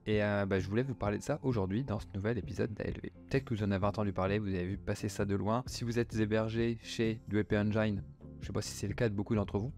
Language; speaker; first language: French; native; French